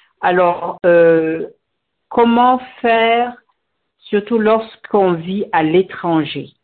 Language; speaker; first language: French; non-native, local second language; Bambara